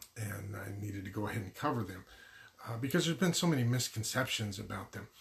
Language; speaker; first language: English; native; English